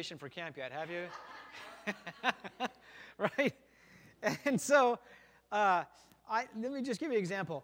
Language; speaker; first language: English; native; English